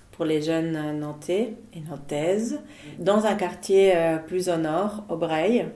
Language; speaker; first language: French; non-native, fluent; Spanish